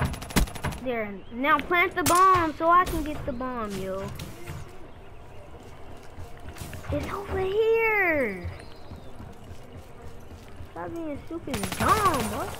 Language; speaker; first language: English; native; English